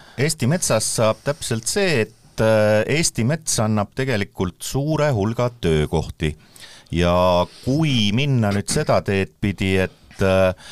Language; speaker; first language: Estonian; native; Estonian